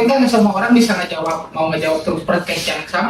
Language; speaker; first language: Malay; non-native, local second language; Sundanese